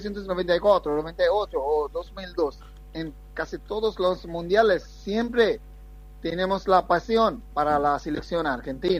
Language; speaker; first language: Spanish; non-native, fluent; Bangla